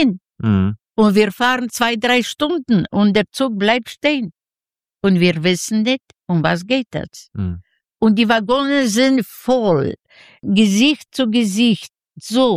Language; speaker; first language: German; non-native, learner; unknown